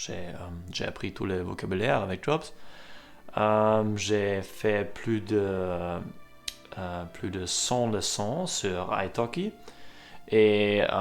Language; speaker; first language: French; non-native, learner; German